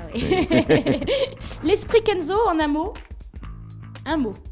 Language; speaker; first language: French; native; French